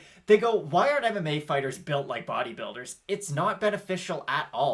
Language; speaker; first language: English; native; English